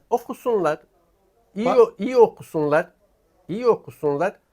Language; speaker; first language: Turkish; non-native, local second language; Armenian